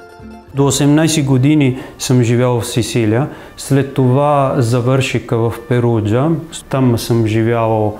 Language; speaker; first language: Bulgarian; non-native, fluent; Italian